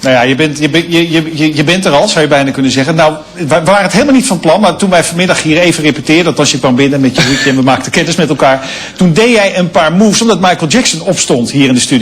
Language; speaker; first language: Dutch; native; Dutch